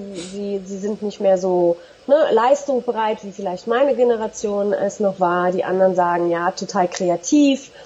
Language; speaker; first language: German; native; German